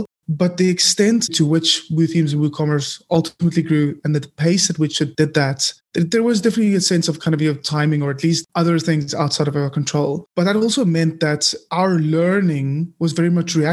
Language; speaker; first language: English; non-native, local second language; Afrikaans